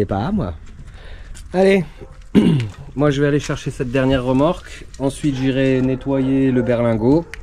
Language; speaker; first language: French; native; French